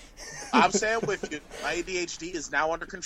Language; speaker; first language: English; native; English